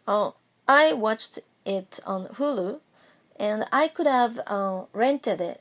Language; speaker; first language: English; non-native, fluent; Japanese